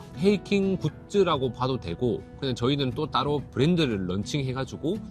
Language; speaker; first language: Korean; native; Korean